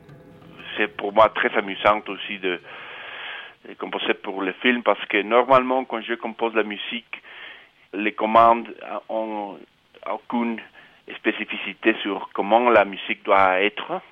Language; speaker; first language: French; non-native, fluent; Spanish